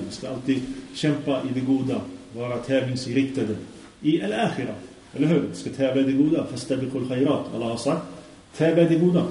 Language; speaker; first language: Swedish; early bilingual, other home language; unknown